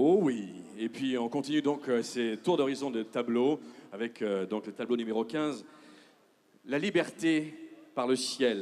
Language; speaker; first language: French; native; French